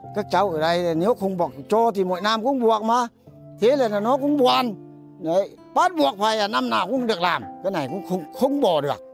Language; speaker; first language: Vietnamese; non-native, local second language; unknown